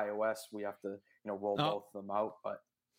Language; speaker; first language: English; native; English